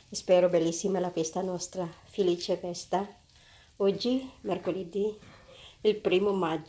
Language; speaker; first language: Italian; non-native, learner; Filipino